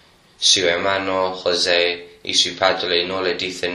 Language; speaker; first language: Spanish; non-native, learner; English